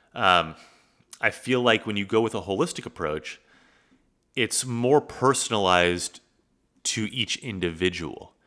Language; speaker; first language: English; native; English